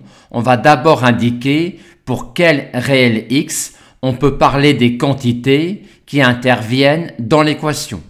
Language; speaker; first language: French; native; French